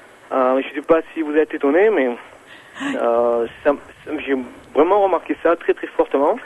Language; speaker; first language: French; native; French